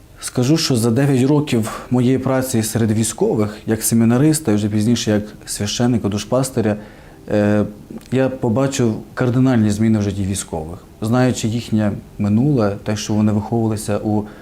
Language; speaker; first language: Ukrainian; native; Ukrainian